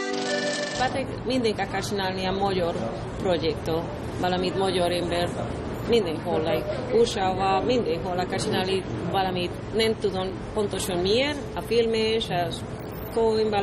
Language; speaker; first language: Hungarian; non-native, learner; Spanish